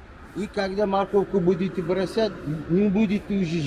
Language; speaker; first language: Russian; non-native, learner; Uzbek